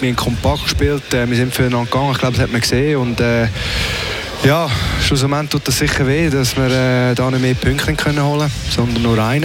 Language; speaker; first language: German; native; German